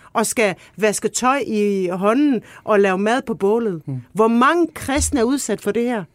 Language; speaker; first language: Danish; early bilingual, other home language; Turkish